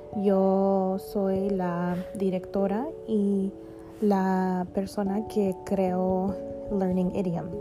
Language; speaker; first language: Spanish; early bilingual, heritage; Spanish